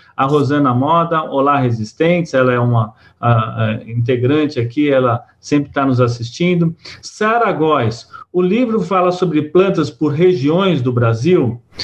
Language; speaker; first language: Portuguese; native; Portuguese